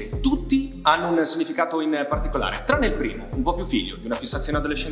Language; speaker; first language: Italian; native; Italian